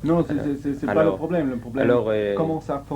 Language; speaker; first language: French; non-native, fluent; German